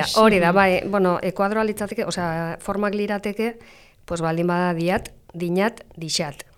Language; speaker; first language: Basque; non-native, local second language; Spanish